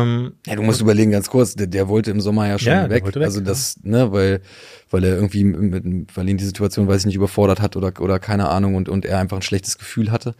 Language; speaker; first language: German; native; German